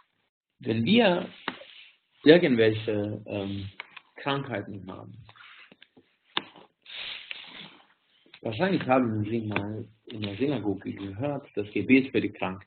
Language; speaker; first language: German; non-native, fluent; Hungarian